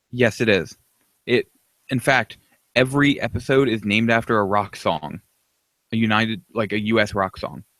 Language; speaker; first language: English; native; English